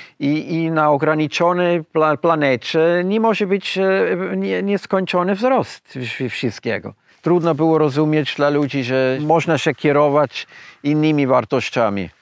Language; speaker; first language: Polish; non-native, fluent; German